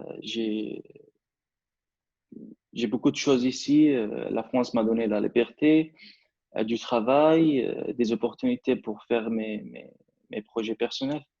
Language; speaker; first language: French; non-native, fluent; Arabic